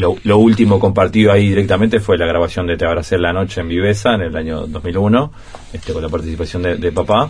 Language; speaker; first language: Spanish; native; Spanish